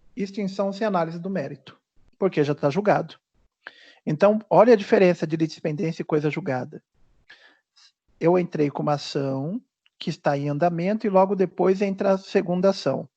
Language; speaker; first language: Portuguese; native; Portuguese